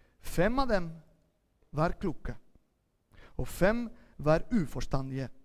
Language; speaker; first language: Norwegian; non-native, fluent; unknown